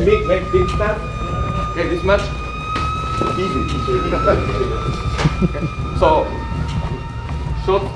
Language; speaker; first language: English; non-native, learner; Japanese